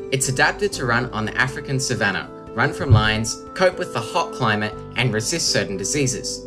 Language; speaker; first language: English; native; English